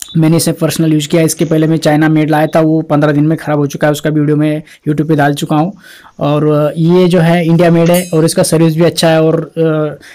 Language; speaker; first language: Hindi; non-native, local second language; Marathi